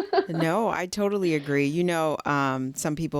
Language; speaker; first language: English; native; English